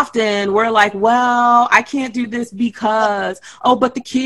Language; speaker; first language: English; native; English